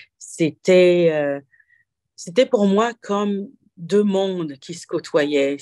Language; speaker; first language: French; non-native, local second language; Haitian Creole